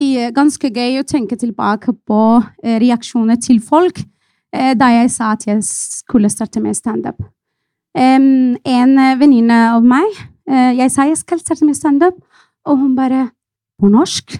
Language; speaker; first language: Norwegian; non-native, fluent; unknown